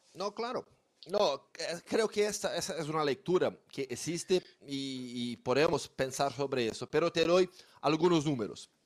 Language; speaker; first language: Spanish; non-native, fluent; Portuguese